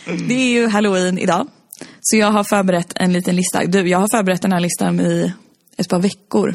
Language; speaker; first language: Swedish; native; Swedish